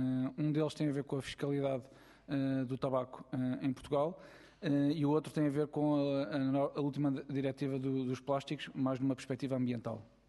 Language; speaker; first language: Portuguese; native; Portuguese